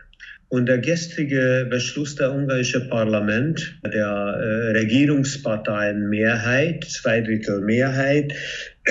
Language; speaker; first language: German; non-native, fluent; Hungarian